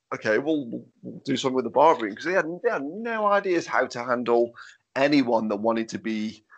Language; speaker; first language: English; native; English